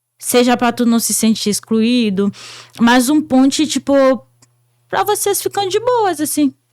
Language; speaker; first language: Portuguese; non-native, fluent; Haitian Creole